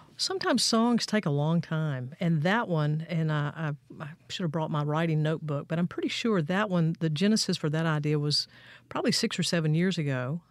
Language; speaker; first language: English; native; English